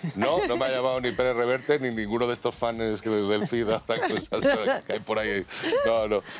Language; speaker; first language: Spanish; native; Spanish